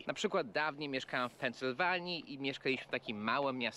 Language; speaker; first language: Polish; non-native, fluent; English